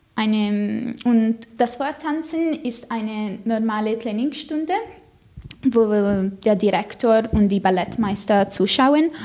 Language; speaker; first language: German; non-native, fluent; Italian